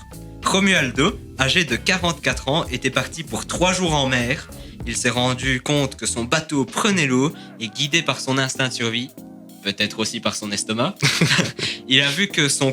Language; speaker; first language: French; native; French